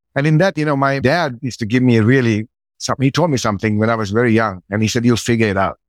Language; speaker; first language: English; non-native, local second language; Sinhala